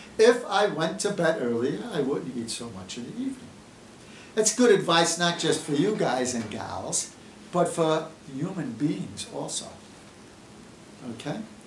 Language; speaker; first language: English; native; English